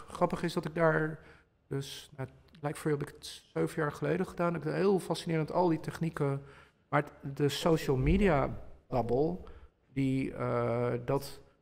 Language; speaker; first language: Dutch; native; Dutch